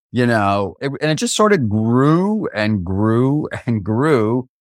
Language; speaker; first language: English; native; English